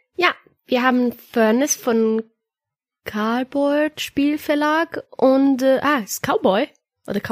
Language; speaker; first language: German; non-native, learner; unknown